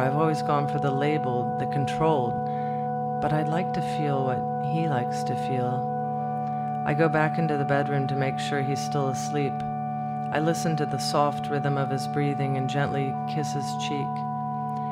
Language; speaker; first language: English; native; English